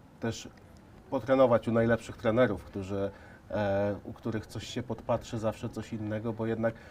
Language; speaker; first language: Polish; native; Polish